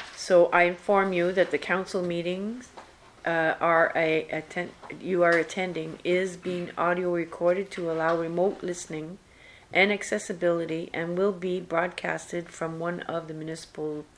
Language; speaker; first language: English; native; English